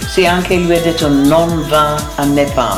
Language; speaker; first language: Italian; non-native, learner; English